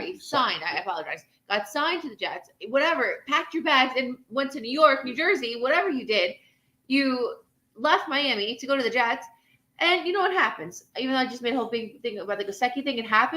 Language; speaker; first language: English; native; English